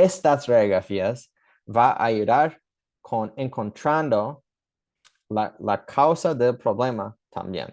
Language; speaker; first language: Spanish; early bilingual, heritage; English